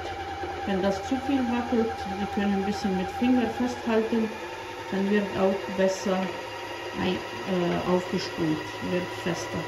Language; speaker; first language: German; non-native, fluent; Bosnian